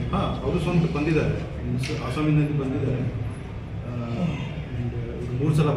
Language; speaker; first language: Kannada; non-native, fluent; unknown